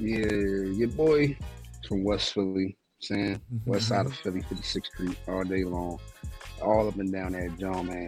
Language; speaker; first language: English; native; English